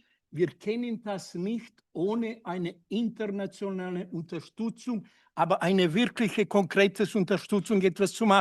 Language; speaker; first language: German; non-native, learner; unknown